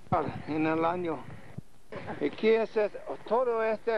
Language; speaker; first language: Spanish; non-native, learner; English